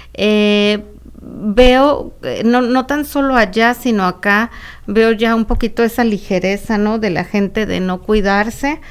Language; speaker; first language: Spanish; native; Spanish